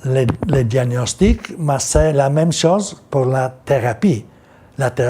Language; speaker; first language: French; non-native, learner; Italian